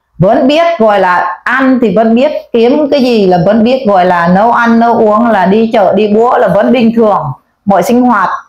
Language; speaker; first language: Vietnamese; non-native, local second language; Eastern Cham